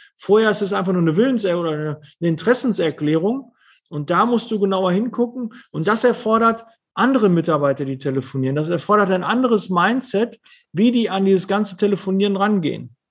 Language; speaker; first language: German; native; German